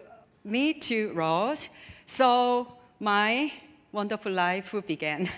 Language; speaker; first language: English; non-native, learner; Korean